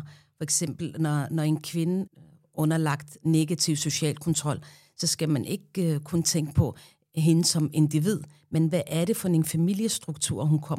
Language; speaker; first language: Danish; non-native, fluent; Arabic